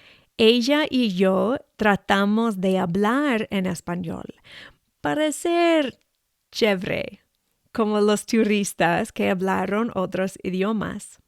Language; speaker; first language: Spanish; non-native, fluent; English